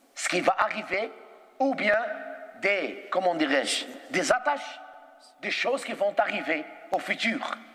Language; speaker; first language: French; non-native, local second language; Arabic